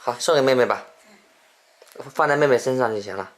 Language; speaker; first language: Chinese; native; Chinese